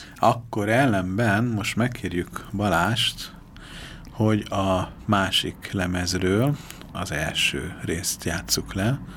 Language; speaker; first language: Hungarian; native; Hungarian